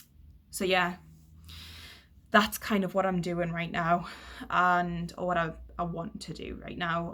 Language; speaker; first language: English; native; English